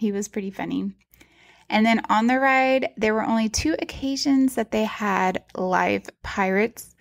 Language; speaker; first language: English; native; English